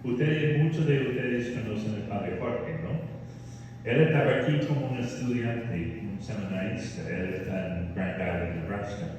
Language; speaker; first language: Spanish; non-native, fluent; English